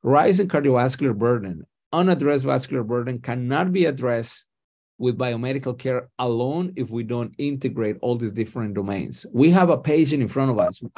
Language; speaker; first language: English; non-native, fluent; Spanish